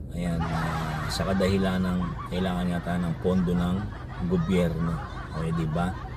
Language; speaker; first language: Filipino; native; Filipino